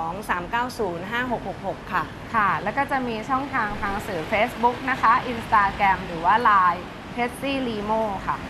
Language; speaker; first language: Thai; native; Thai